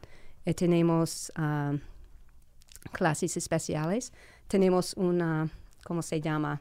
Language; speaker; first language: Spanish; non-native, fluent; English